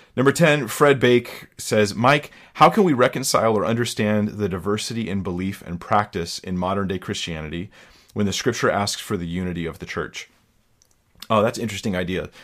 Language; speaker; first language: English; native; English